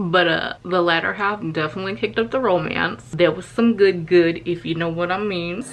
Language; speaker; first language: English; native; English